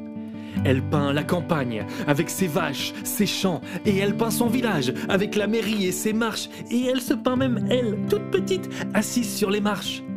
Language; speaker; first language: French; native; French